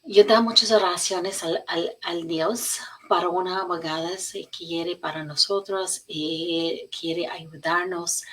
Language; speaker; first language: Spanish; non-native, learner; English